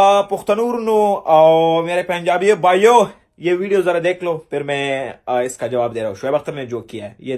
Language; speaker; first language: Hindi; non-native, fluent; Pashto